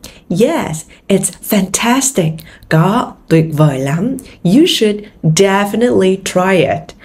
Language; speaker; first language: English; non-native, fluent; Vietnamese